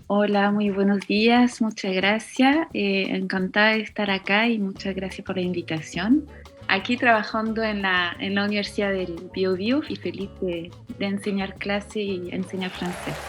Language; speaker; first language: Spanish; non-native, fluent; French